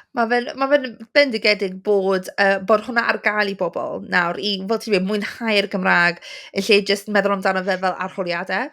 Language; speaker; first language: Welsh; non-native, local second language; English